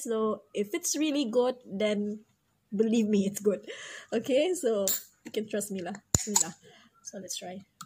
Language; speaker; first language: English; non-native, local second language; Malay